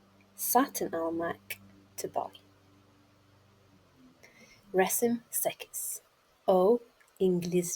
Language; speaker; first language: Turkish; non-native, learner; English